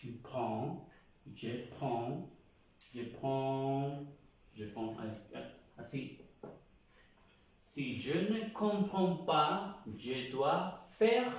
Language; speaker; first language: French; non-native, fluent; Spanish